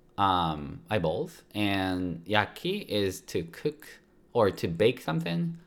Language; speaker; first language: English; non-native, fluent; Japanese